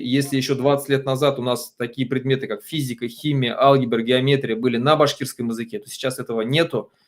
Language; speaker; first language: Russian; native; Russian